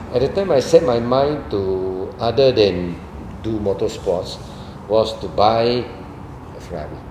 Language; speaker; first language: English; non-native, local second language; Min Nan Chinese